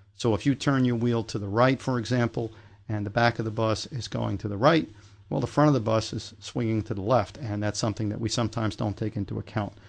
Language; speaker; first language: English; native; English